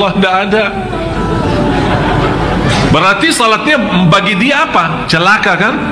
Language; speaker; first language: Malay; non-native, fluent; Arabic